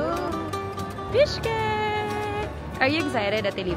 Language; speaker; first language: English; non-native, local second language; Filipino